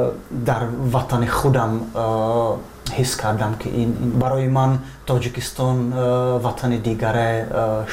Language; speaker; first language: Persian; non-native, fluent; Czech